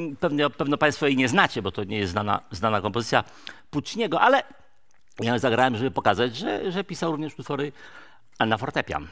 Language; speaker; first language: Polish; native; Polish